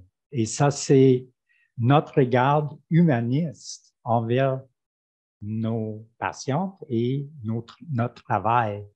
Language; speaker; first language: French; non-native, fluent; English